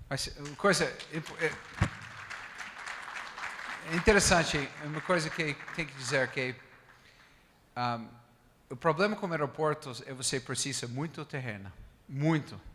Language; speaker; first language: Portuguese; non-native, fluent; English